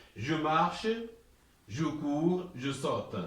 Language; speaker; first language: French; non-native, local second language; Arabic